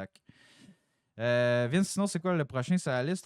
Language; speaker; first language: French; native; French